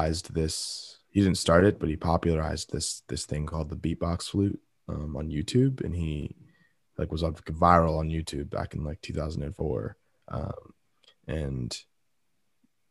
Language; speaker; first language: English; native; English